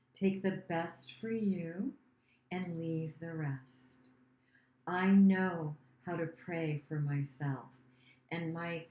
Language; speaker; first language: English; native; English